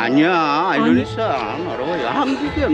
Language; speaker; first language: Korean; non-native, learner; Indonesian